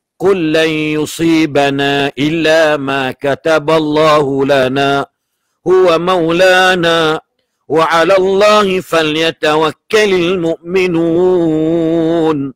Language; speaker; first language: Malay; native; Malay